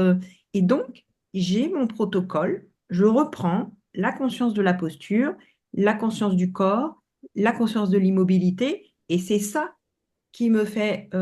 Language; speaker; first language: French; native; French